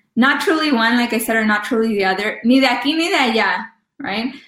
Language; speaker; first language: English; early bilingual, other home language; Spanish